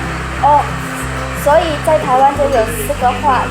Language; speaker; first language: Chinese; non-native, learner; Indonesian